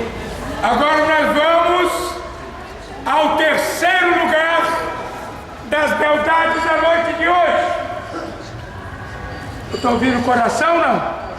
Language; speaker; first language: Portuguese; native; Portuguese